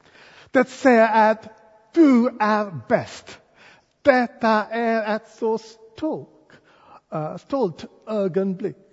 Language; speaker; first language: Swedish; non-native, fluent; English